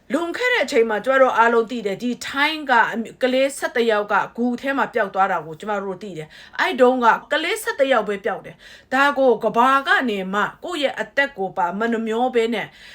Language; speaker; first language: Burmese; native; Burmese